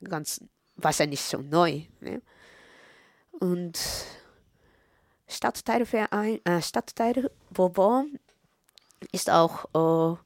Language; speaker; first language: German; non-native, fluent; Japanese